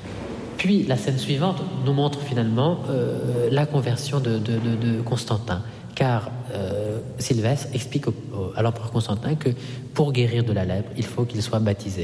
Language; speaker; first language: French; non-native, fluent; Italian